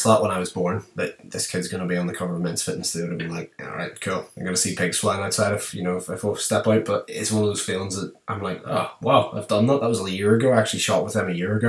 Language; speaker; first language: English; native; English